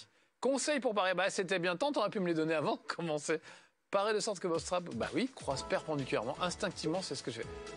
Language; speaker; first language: French; native; French